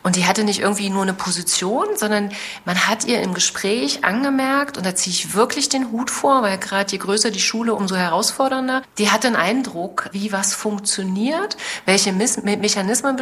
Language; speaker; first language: German; native; German